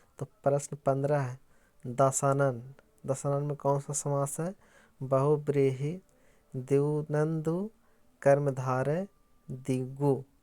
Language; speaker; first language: Hindi; native; Hindi